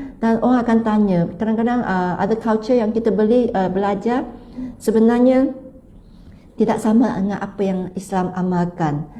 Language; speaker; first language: Malay; non-native, local second language; Chinese